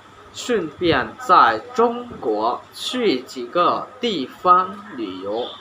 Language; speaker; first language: Chinese; non-native, learner; Hmong